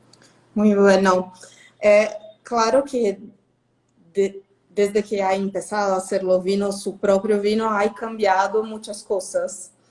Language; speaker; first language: Spanish; non-native, fluent; Portuguese